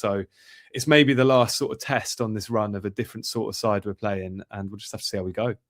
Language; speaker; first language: English; native; English